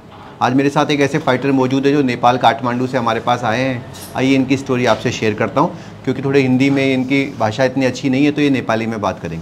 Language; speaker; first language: Hindi; native; Hindi